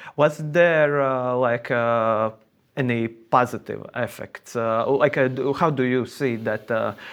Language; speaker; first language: English; non-native, fluent; Latvian